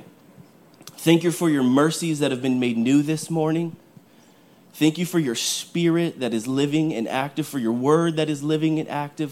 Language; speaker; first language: English; native; English